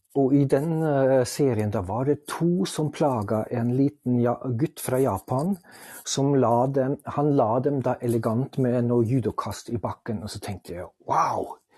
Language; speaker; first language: Norwegian; non-native, fluent; German